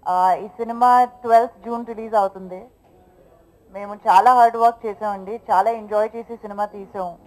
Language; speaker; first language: Telugu; non-native, local second language; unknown